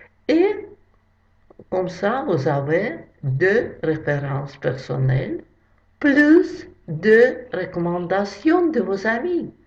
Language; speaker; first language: French; non-native, fluent; Russian